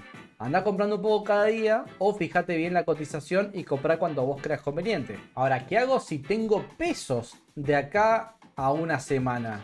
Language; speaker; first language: Spanish; native; Spanish